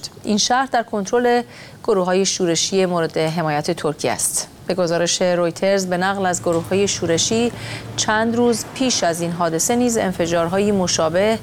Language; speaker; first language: Persian; native; Persian